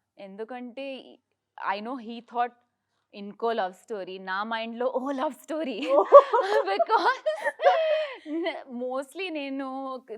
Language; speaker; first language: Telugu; early bilingual, heritage; Telugu